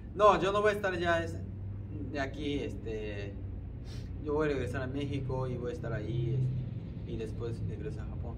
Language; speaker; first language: Spanish; non-native, fluent; Japanese